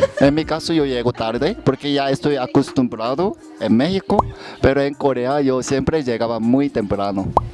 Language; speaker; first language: Spanish; non-native, learner; Korean